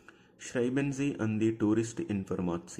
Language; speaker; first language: German; non-native, fluent; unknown